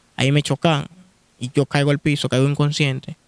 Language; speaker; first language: Spanish; native; Spanish